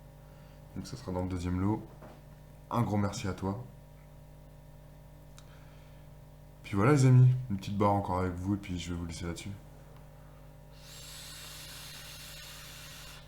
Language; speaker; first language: French; native; French